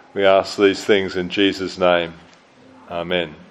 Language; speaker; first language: English; native; English